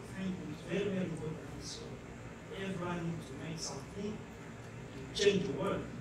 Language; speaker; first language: English; non-native, fluent; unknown